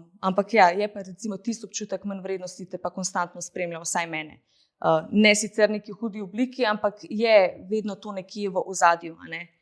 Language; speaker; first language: Slovenian; early bilingual, other home language; Bosnian